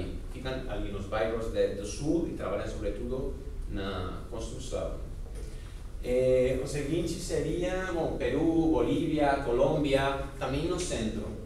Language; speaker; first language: Portuguese; non-native, fluent; Spanish